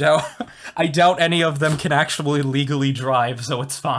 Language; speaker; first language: English; native; English